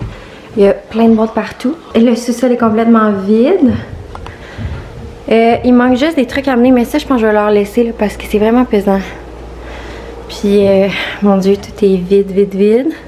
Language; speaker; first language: French; native; French